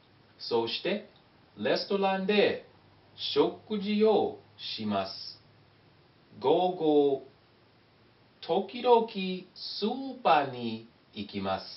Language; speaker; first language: Japanese; non-native, learner; English